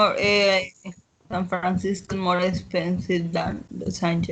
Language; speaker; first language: English; non-native, learner; Spanish